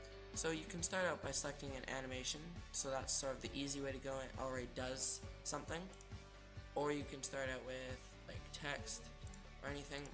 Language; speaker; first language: English; native; English